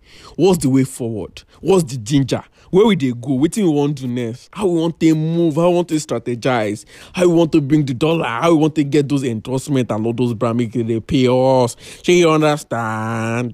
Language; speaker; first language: English; non-native, local second language; Yoruba